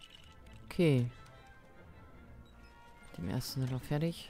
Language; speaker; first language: German; native; German